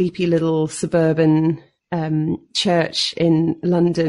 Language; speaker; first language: English; native; English